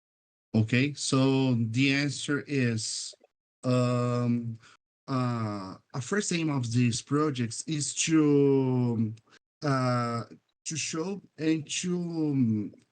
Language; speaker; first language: English; non-native, fluent; Portuguese